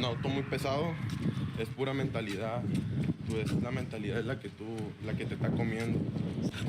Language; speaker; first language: Spanish; native; Spanish